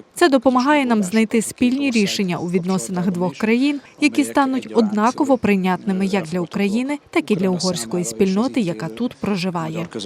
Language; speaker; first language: Ukrainian; native; Ukrainian